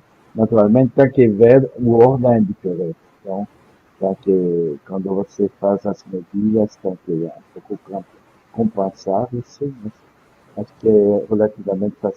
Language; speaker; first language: Portuguese; non-native, fluent; French